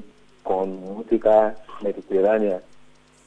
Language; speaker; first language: Spanish; non-native, learner; Yoruba